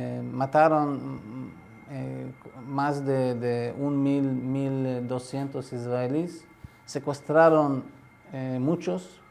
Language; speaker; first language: Spanish; non-native, learner; Arabic